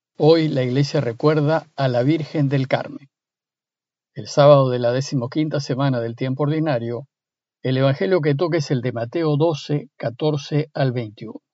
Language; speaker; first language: Spanish; native; Spanish